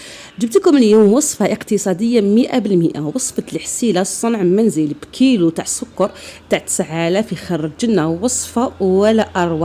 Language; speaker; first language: Arabic; native; Arabic